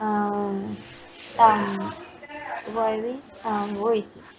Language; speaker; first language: English; non-native, learner; Spanish